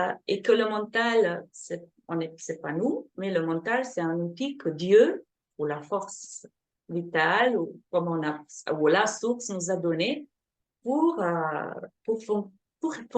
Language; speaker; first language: French; non-native, fluent; Slovenian